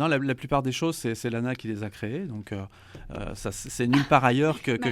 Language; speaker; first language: French; native; French